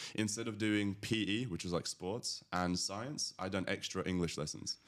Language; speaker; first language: English; early bilingual, other home language; Latvian